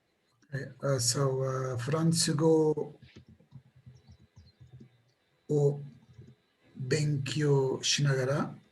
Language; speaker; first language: Japanese; non-native, learner; English